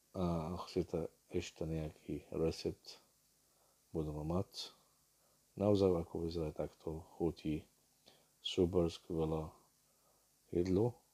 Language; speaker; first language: Slovak; non-native, learner; Arabic